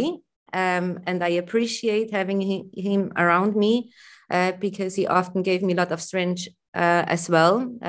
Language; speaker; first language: English; non-native, fluent; German